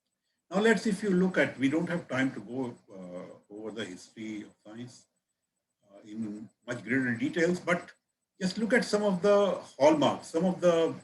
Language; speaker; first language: English; non-native, local second language; Hindi